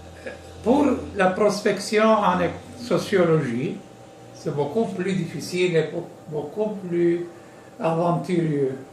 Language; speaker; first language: French; non-native, local second language; Arabic